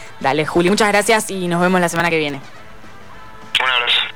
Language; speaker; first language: Spanish; native; Spanish